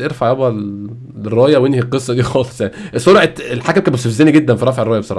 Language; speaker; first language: Arabic; native; Arabic